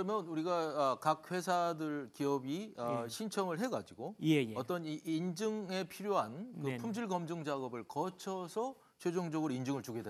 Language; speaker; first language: Korean; native; Korean